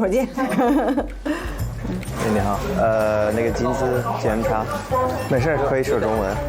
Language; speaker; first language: Chinese; non-native, fluent; English